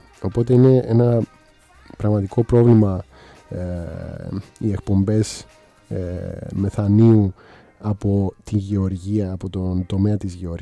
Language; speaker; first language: Greek; native; Greek